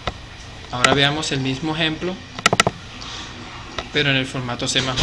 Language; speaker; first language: Spanish; native; Spanish